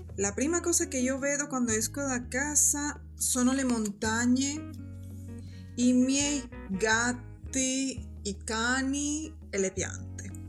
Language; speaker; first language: Italian; non-native, fluent; Spanish